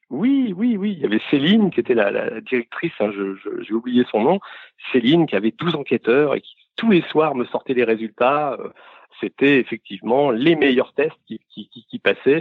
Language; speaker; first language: French; native; French